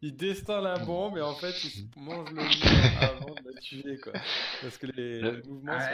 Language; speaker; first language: French; native; French